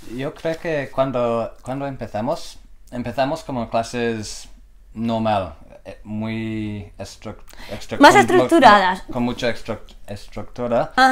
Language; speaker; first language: Spanish; non-native, learner; English